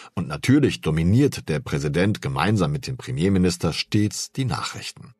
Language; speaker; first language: German; native; German